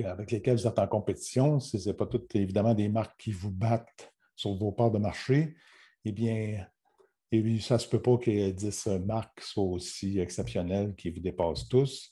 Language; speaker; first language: French; native; French